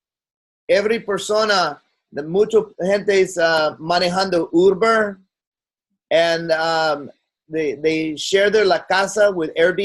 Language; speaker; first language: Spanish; non-native, learner; English